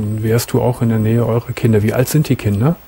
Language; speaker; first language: German; native; German